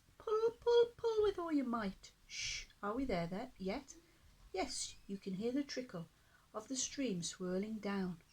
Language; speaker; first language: English; native; English